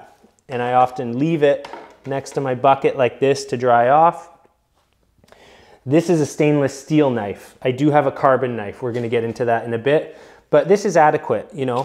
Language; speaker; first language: English; native; English